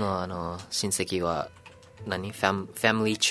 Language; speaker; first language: Japanese; non-native, learner; English